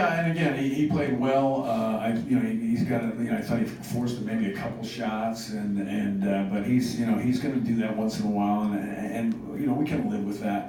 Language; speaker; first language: English; native; English